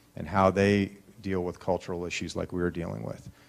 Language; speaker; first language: English; native; English